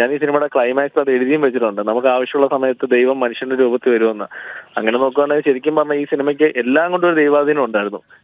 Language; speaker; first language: Malayalam; native; Malayalam